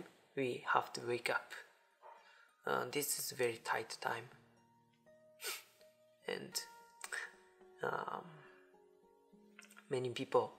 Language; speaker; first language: English; non-native, learner; Japanese